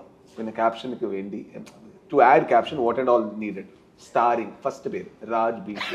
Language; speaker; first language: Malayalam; non-native, learner; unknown